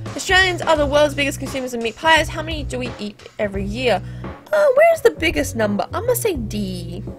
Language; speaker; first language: English; native; English